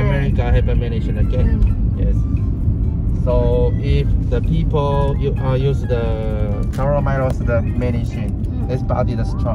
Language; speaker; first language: English; non-native, learner; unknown